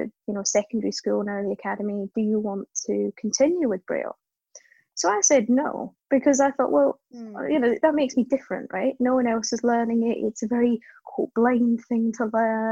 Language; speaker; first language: English; native; English